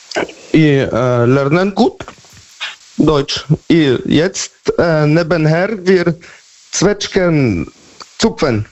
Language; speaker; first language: German; non-native, learner; Polish